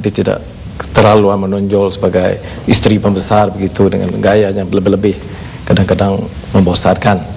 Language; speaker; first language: Malay; native; Malay